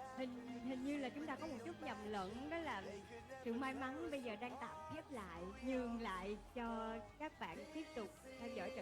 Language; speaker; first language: Vietnamese; native; Vietnamese